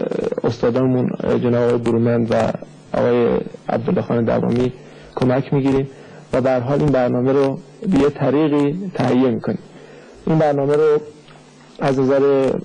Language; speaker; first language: Persian; native; Persian